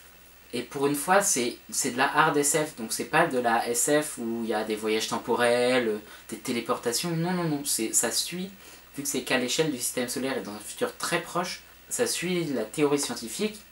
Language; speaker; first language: French; native; French